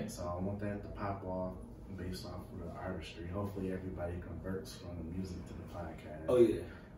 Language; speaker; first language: English; native; English